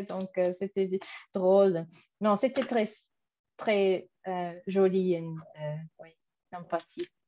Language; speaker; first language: French; non-native, fluent; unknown